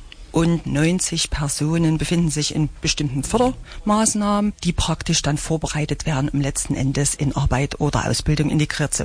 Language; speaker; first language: German; native; German